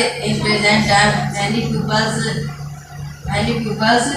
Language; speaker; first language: English; non-native, learner; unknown